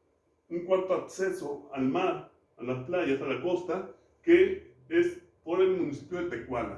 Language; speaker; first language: Spanish; native; Spanish